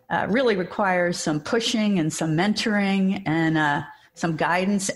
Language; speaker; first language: English; native; English